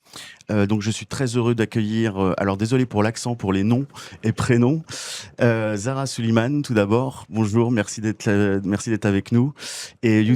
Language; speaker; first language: French; native; French